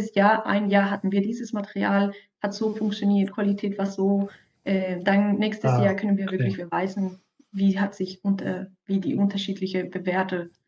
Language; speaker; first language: German; non-native, fluent; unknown